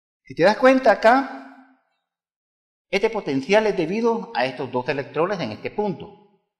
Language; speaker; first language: Spanish; native; Spanish